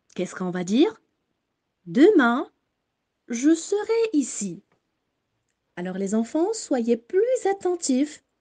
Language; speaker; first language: French; non-native, local second language; Arabic